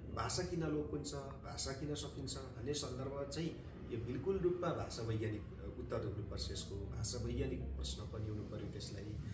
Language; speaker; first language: Nepali; non-native, local second language; Limburgish